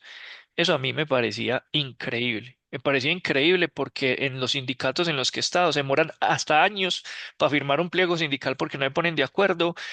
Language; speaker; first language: Spanish; native; Spanish